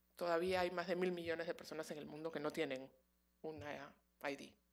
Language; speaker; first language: Spanish; native; Spanish